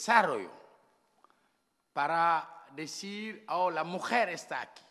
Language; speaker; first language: Spanish; non-native, learner; Wolof